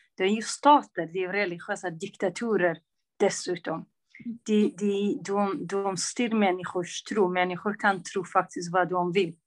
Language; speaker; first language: Swedish; non-native, local second language; Kurdish